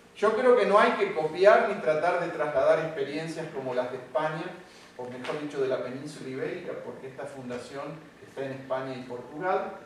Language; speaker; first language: Spanish; native; Spanish